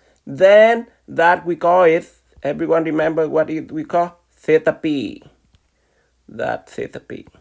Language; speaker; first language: English; non-native, fluent; Vietnamese